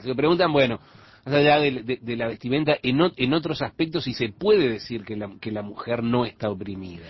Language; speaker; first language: Spanish; native; Spanish